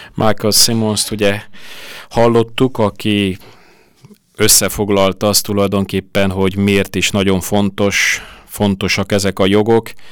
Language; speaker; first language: Hungarian; native; Hungarian